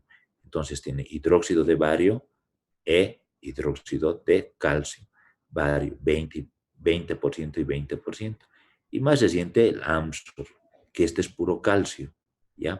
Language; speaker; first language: Spanish; native; Spanish